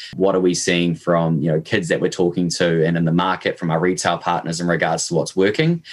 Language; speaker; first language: English; native; English